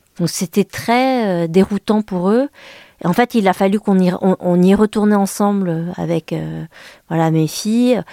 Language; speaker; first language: French; early bilingual, other home language; Vietnamese